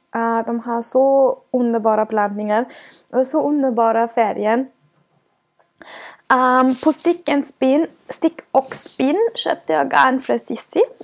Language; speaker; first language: Swedish; non-native, fluent; German